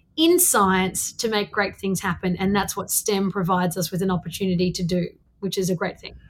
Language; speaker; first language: English; native; English